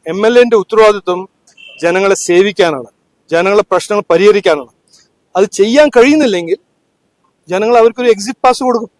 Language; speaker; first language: Malayalam; early bilingual, heritage; Malayalam